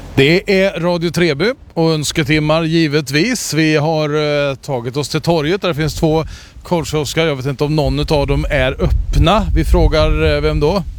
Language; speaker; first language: Swedish; native; Swedish